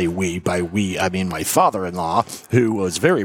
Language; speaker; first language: English; native; English